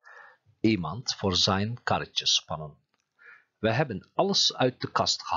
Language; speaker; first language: Dutch; non-native, fluent; Turkish